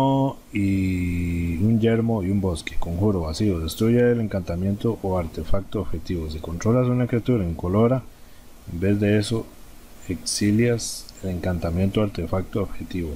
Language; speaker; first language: Spanish; native; Spanish